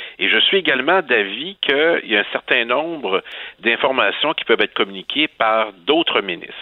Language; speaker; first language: French; native; French